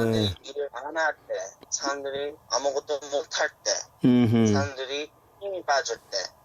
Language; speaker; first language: Korean; early bilingual, heritage; Korean